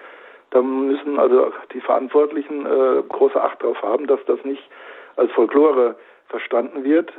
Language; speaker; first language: German; native; German